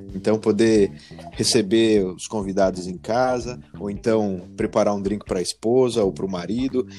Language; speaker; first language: Portuguese; native; Portuguese